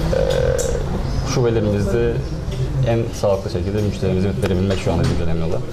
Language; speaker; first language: Turkish; native; Turkish